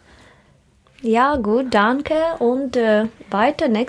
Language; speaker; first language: German; non-native, learner; Russian